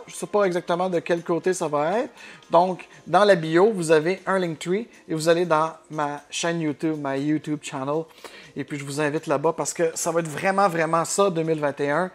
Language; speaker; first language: French; native; French